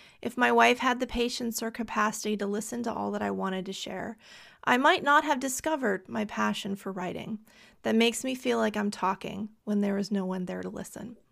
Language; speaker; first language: English; native; English